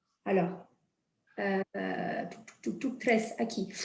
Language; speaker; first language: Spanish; non-native, fluent; French